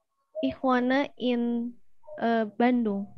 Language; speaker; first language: German; non-native, learner; Indonesian